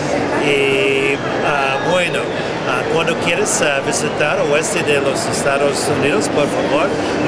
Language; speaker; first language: Spanish; non-native, learner; English